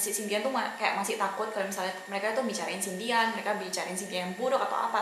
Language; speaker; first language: Indonesian; native; Indonesian